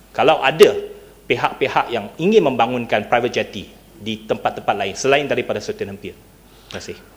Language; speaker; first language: Malay; non-native, local second language; Chinese